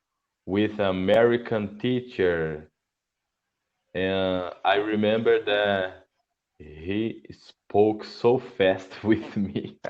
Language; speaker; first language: English; non-native, learner; Portuguese